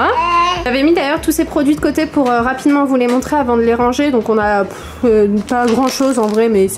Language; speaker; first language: French; native; French